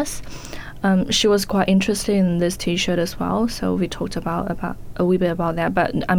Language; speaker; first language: English; non-native, fluent; Chinese